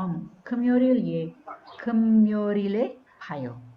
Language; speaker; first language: Korean; non-native, learner; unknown